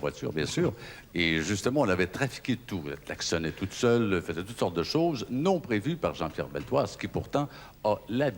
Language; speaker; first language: French; native; French